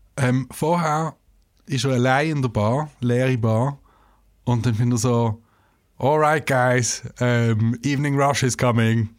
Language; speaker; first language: German; native; German